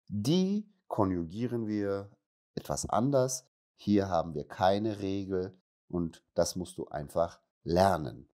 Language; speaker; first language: German; non-native, fluent; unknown